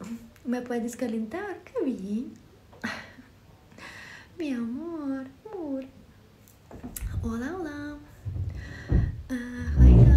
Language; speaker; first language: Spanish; non-native, learner; Ukrainian